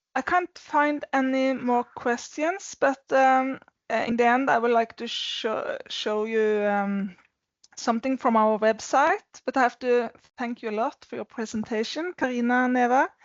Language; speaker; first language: English; non-native, fluent; Norwegian